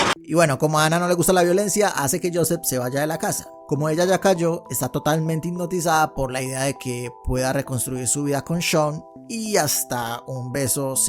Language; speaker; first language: Spanish; native; Spanish